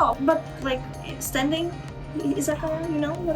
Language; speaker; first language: English; non-native, fluent; Czech